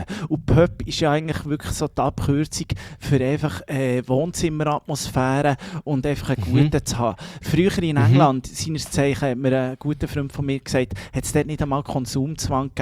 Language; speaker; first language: German; native; German